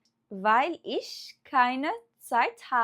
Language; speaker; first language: German; non-native, fluent; Arabic